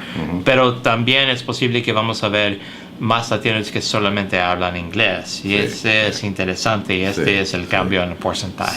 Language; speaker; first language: Spanish; early bilingual, heritage; English